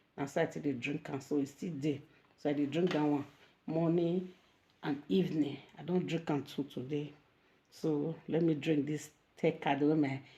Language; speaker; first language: Nigerian Pidgin; native; Nigerian Pidgin